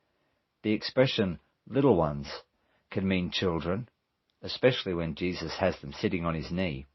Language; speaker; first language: English; native; English